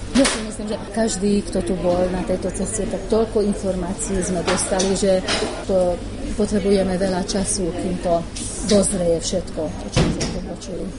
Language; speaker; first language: Slovak; non-native, local second language; Hungarian